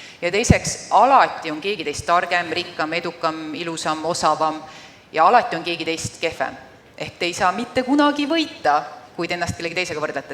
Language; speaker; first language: Estonian; native; Estonian